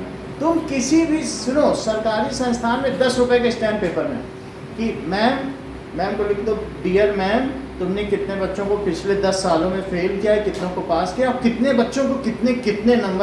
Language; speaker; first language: Hindi; native; Hindi